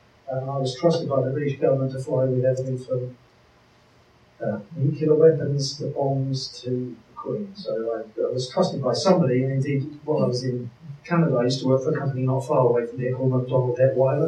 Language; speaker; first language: English; native; English